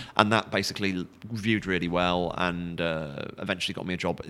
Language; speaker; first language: English; native; English